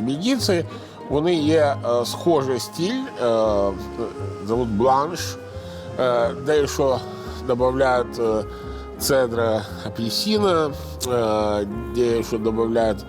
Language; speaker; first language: Ukrainian; non-native, fluent; Italian